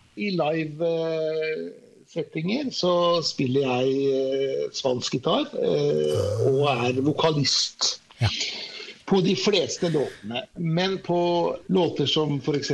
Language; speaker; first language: Norwegian; early bilingual, other home language; Persian